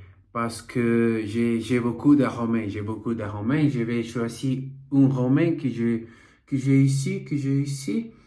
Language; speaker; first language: French; non-native, learner; Portuguese